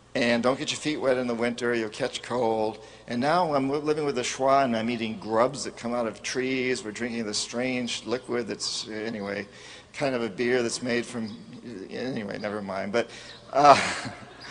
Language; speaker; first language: English; native; English